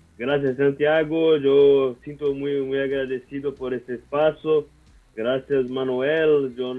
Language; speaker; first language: Spanish; non-native, learner; Portuguese